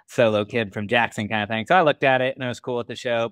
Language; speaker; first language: English; native; English